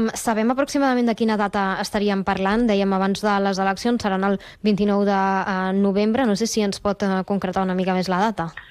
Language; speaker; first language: Catalan; native; Catalan